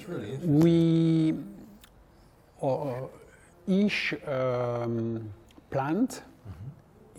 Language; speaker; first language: English; non-native, learner; French